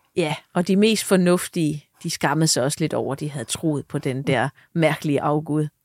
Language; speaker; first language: Danish; native; Danish